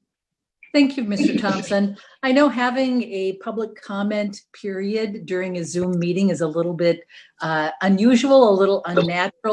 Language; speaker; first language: English; native; English